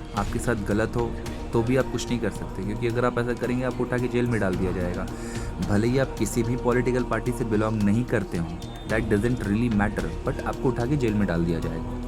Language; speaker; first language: Hindi; native; Hindi